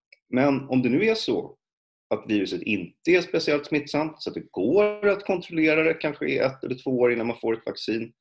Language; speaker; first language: Swedish; native; Swedish